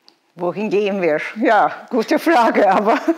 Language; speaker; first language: German; non-native, fluent; Turkish